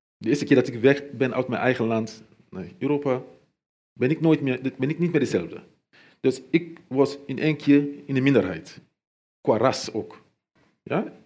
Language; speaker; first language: Dutch; non-native, fluent; Mandingo